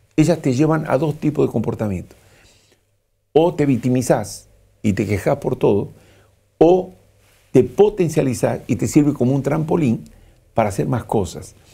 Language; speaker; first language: Spanish; native; Spanish